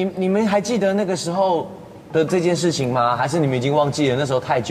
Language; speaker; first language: Chinese; native; Chinese